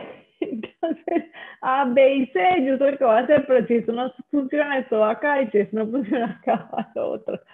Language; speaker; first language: Spanish; native; Spanish